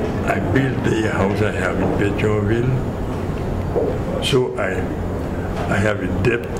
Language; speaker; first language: English; non-native, fluent; Haitian Creole